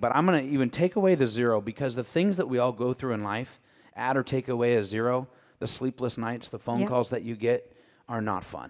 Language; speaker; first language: English; native; English